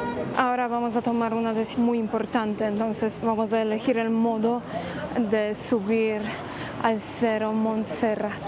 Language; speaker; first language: Spanish; non-native, fluent; Polish